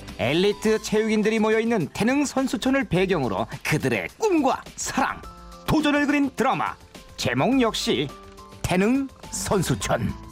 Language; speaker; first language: Korean; native; Korean